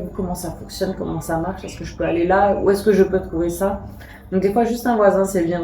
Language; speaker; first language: French; native; French